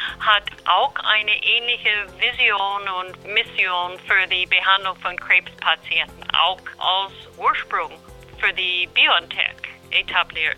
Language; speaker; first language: German; non-native, fluent; English